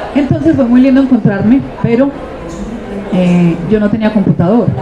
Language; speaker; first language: Spanish; native; Spanish